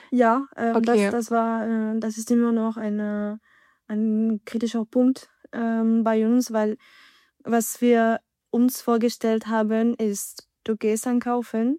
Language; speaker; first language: German; non-native, fluent; French